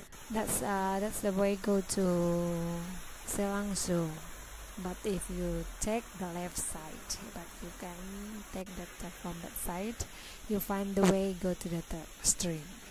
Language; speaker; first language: English; non-native, learner; Indonesian